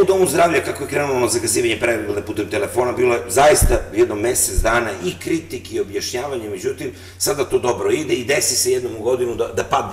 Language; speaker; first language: Serbian; native; Serbian